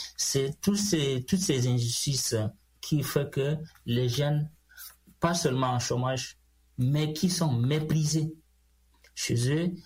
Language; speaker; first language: French; non-native, local second language; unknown